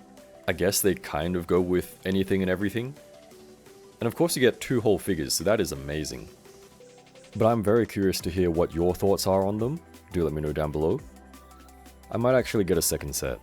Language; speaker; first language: English; native; English